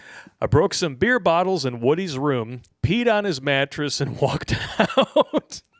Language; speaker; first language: English; native; English